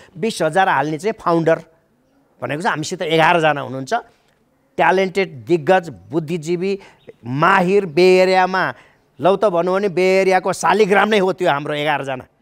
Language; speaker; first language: Nepali; native; Nepali